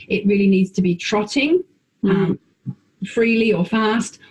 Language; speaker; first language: English; native; English